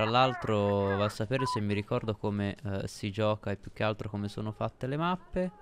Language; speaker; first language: Italian; native; Italian